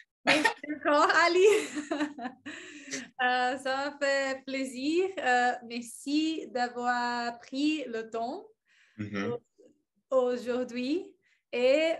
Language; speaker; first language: French; non-native, learner; English